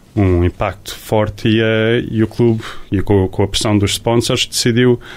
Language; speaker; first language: Portuguese; early bilingual, heritage; Portuguese